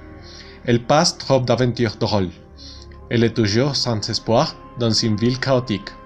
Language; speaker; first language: French; non-native, learner; Spanish